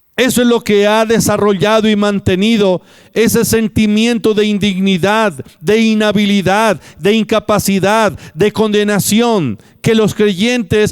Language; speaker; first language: Spanish; native; Spanish